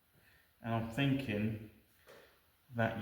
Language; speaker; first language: English; native; English